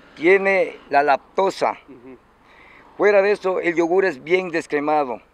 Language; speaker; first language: Spanish; native; Spanish